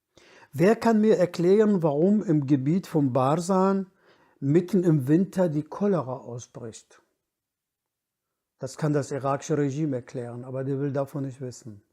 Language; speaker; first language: German; non-native, fluent; Kurdish